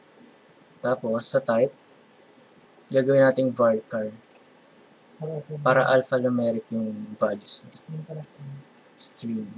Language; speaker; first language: Filipino; native; Filipino